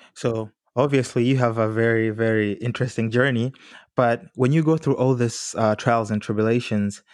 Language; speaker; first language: English; non-native, local second language; Swahili